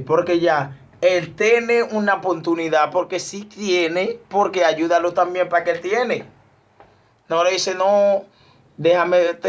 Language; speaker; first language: Spanish; non-native, learner; Haitian Creole